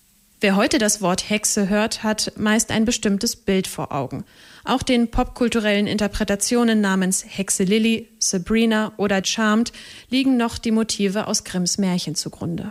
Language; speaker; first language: German; native; German